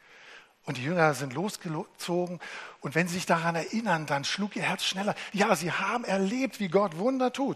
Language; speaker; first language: German; native; German